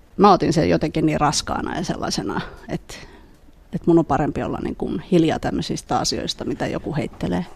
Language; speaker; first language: Finnish; early bilingual, other home language; Khmer